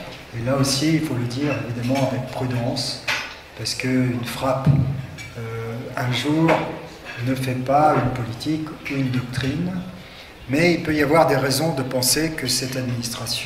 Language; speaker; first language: French; native; French